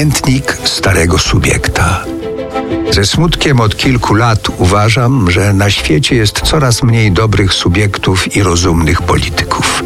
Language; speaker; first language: Polish; native; Polish